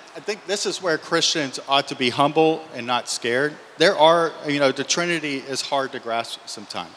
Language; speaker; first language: English; native; English